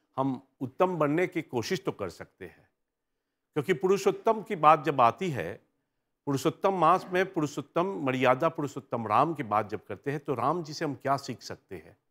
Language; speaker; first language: Hindi; early bilingual, heritage; Hindi